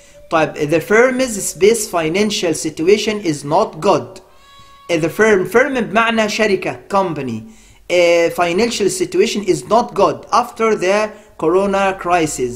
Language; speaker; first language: English; non-native, fluent; Arabic